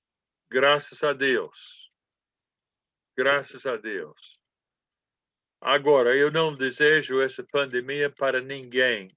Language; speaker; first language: Portuguese; non-native, fluent; English